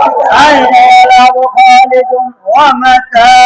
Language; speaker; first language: Arabic; non-native, learner; Bangla